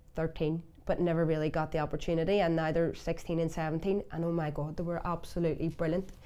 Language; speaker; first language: English; native; English